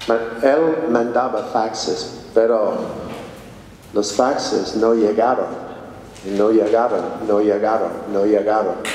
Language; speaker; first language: Spanish; non-native, fluent; English